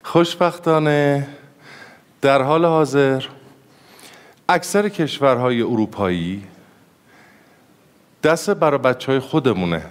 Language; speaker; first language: Persian; native; Persian